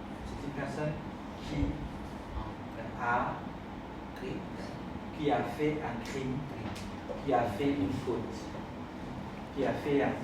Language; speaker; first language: French; non-native, fluent; Khmer